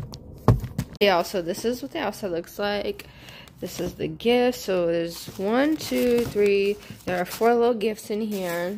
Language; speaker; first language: English; native; English